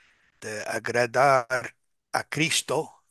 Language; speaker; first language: Spanish; non-native, fluent; English